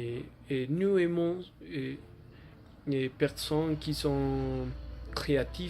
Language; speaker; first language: French; non-native, learner; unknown